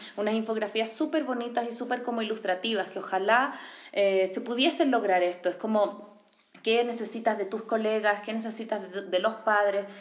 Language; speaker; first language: Spanish; native; Spanish